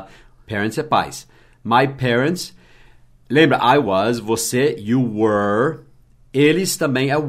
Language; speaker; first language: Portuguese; non-native, fluent; English